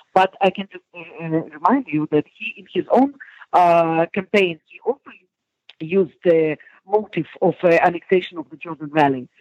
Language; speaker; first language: English; non-native, fluent; Hebrew